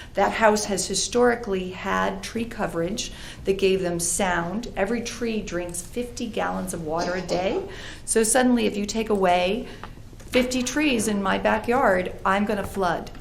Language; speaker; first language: English; native; English